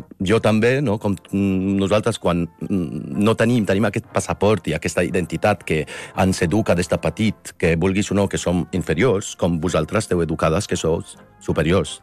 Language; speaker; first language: Catalan; non-native, fluent; Arabic